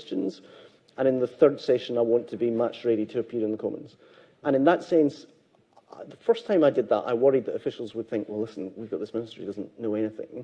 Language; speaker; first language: English; native; English